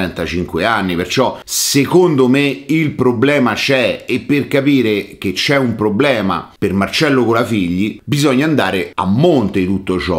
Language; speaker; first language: Italian; native; Italian